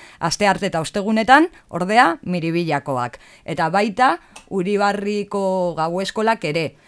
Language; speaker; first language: Basque; native; Basque